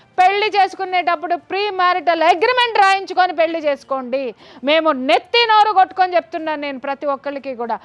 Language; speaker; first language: Telugu; native; Telugu